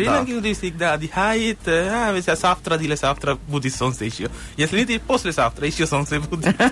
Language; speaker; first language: Russian; non-native, learner; Sinhala